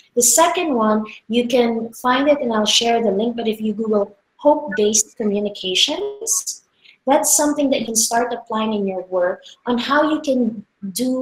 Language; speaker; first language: English; non-native, local second language; Filipino